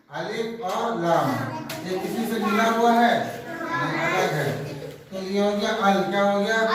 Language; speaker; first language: Hindi; native; Hindi